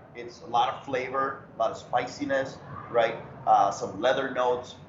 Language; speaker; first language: English; early bilingual, other home language; Spanish